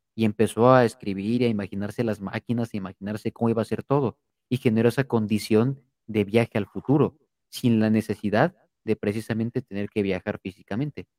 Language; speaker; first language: Spanish; native; Spanish